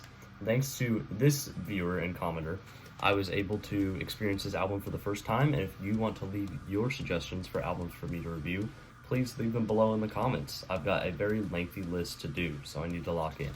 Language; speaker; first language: English; native; English